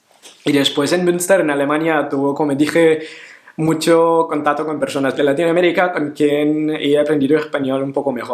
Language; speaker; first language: Spanish; non-native, fluent; Portuguese